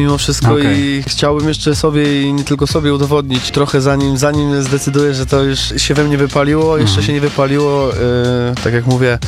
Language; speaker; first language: Polish; native; Polish